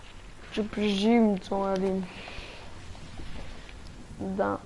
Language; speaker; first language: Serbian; early bilingual, heritage; Serbian